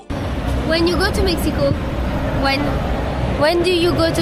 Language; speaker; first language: English; non-native, learner; Spanish